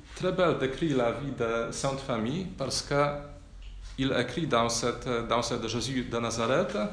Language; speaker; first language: French; non-native, fluent; Polish